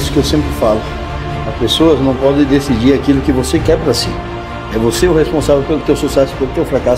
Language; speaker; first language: Portuguese; native; Portuguese